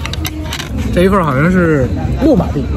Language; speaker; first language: Chinese; native; Chinese